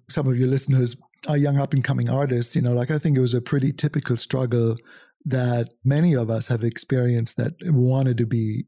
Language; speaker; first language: English; non-native, fluent; German